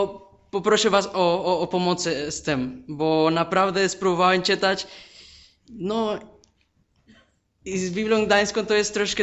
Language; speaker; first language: Polish; non-native, fluent; Spanish